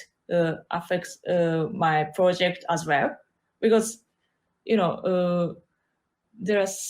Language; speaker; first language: English; non-native, learner; Japanese